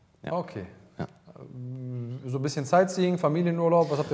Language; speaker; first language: German; native; German